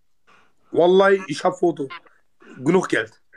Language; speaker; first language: German; non-native, learner; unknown